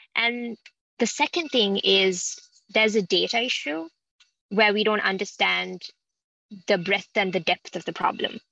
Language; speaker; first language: English; non-native, local second language; Sinhala